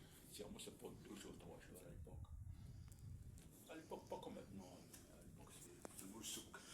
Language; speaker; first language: French; non-native, local second language; Arabic